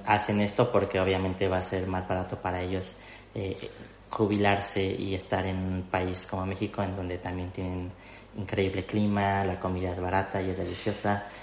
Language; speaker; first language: Spanish; native; Spanish